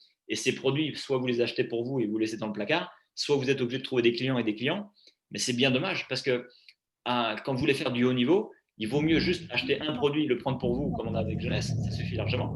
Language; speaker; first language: French; native; French